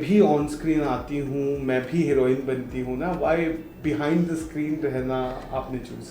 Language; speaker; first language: Hindi; native; Hindi